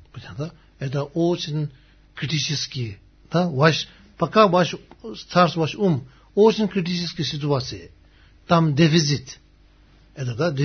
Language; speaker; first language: Russian; non-native, learner; Tibetan